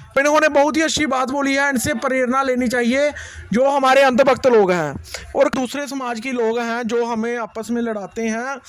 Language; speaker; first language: Hindi; native; Hindi